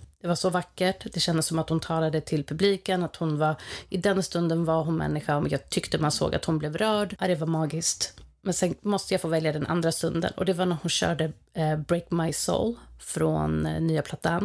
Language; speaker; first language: Swedish; native; Swedish